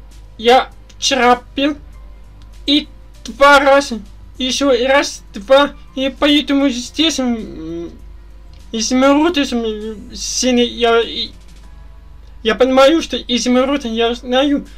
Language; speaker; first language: Russian; non-native, learner; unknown